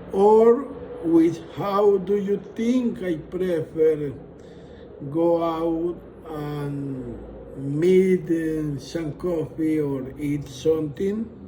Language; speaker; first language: English; non-native, learner; Spanish